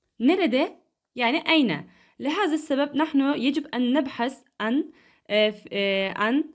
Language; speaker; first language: Arabic; non-native, fluent; Turkish